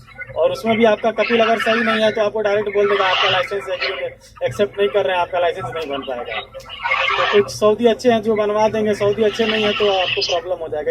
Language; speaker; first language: Hindi; native; Hindi